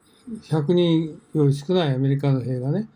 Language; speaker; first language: Japanese; native; Japanese